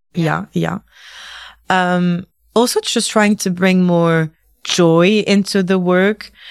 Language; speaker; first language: English; native; English